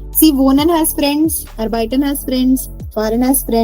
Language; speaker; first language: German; non-native, fluent; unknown